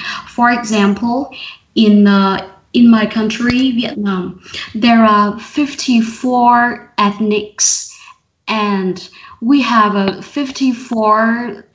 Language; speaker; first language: English; non-native, learner; Vietnamese